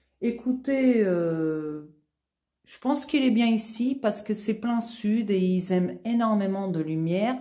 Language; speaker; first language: French; non-native, fluent; Portuguese